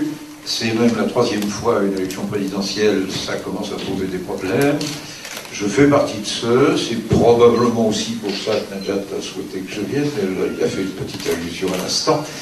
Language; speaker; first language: French; native; French